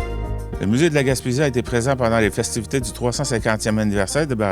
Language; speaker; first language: French; native; French